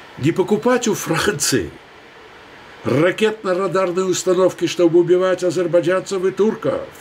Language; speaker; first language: Russian; non-native, local second language; Armenian